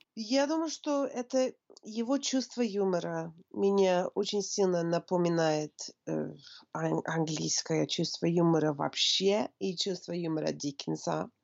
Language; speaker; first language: Russian; non-native, fluent; English